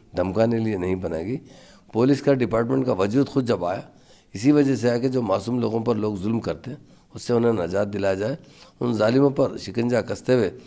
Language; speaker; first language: Urdu; native; Urdu